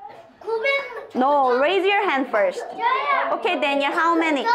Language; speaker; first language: English; non-native, fluent; Korean